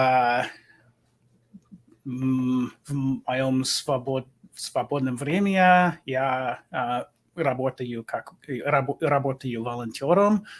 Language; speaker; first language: Russian; non-native, learner; English